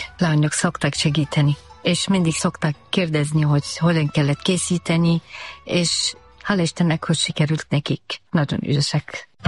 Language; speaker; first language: Hungarian; non-native, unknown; Arabic